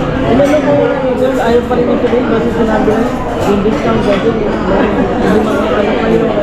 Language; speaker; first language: Filipino; native; Filipino